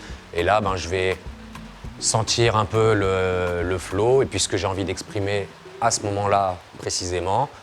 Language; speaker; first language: French; native; French